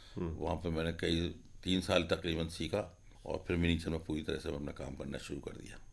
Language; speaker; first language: Hindi; native; Hindi